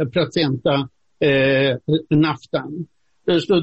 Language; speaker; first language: Russian; non-native, fluent; Swedish